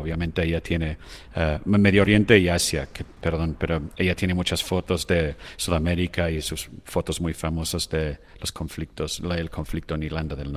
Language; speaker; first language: Spanish; non-native, fluent; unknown